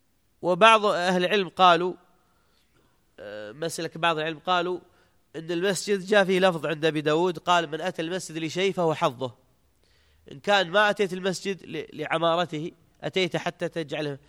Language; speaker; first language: Arabic; native; Arabic